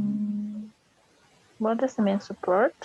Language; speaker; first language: English; non-native, learner; Spanish